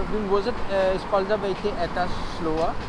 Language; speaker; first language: Russian; non-native, learner; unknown